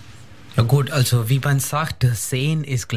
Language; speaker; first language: German; non-native, fluent; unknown